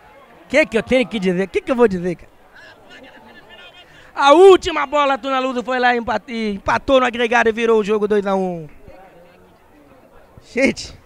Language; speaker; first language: Portuguese; native; Portuguese